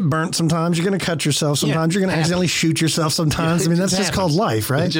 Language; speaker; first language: English; native; English